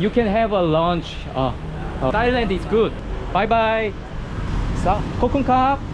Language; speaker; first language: English; non-native, learner; Korean